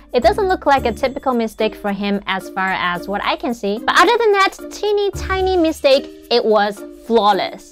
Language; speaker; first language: English; non-native, fluent; Chinese